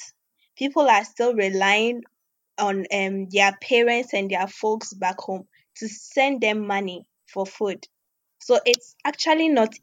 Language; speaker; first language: English; non-native, local second language; Ewe